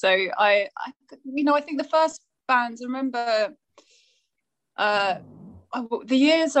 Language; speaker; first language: English; native; English